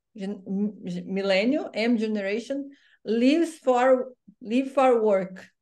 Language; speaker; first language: English; non-native, learner; Portuguese